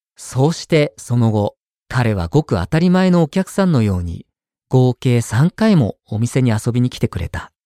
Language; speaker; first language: Japanese; native; Japanese